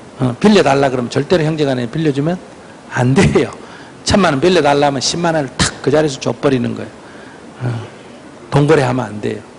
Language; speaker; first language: Korean; native; Korean